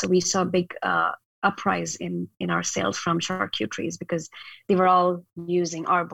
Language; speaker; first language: English; non-native, local second language; Hindi